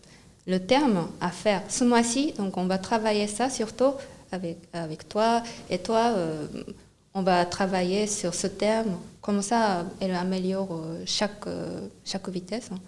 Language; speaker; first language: French; non-native, fluent; Japanese